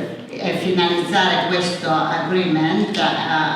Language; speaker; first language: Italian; early bilingual, heritage; English